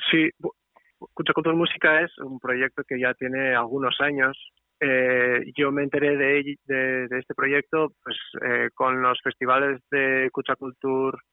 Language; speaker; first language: Spanish; non-native, fluent; Portuguese